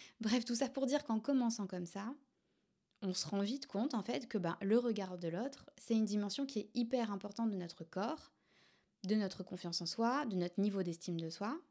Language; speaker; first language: French; native; French